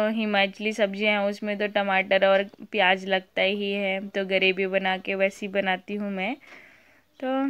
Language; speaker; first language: Hindi; native; Hindi